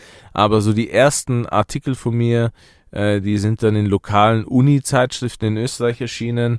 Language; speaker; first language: German; early bilingual, other home language; Persian